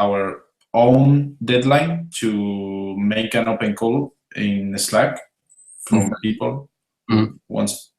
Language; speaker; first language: English; non-native, fluent; Spanish